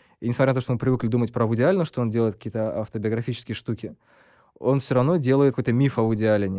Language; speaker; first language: Russian; native; Russian